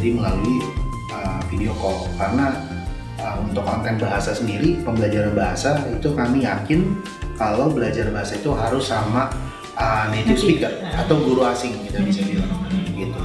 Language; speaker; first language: Indonesian; native; Indonesian